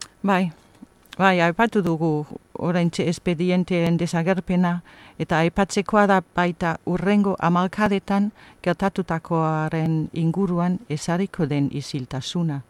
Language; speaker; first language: Basque; non-native, fluent; German